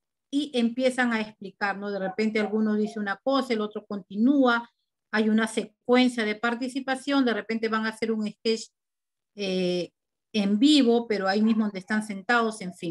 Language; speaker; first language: Spanish; native; Spanish